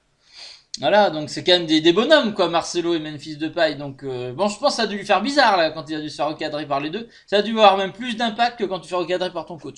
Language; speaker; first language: French; native; French